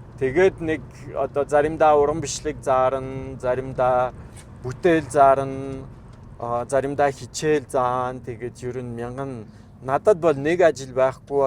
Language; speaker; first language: Mongolian; non-native, fluent; French